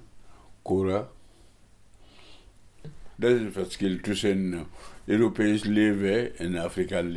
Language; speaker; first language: Dutch; non-native, learner; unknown